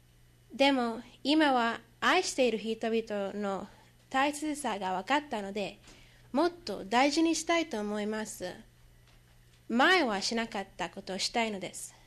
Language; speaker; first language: Japanese; non-native, learner; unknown